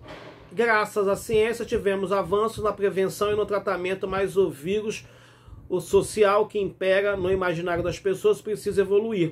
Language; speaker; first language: Portuguese; native; Portuguese